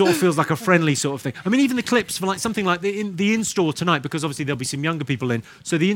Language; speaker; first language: English; native; English